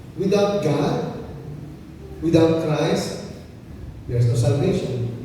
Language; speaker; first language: English; non-native, local second language; Filipino